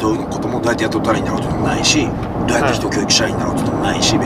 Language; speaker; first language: Japanese; native; Japanese